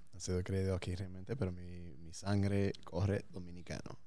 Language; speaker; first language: Spanish; early bilingual, heritage; Spanish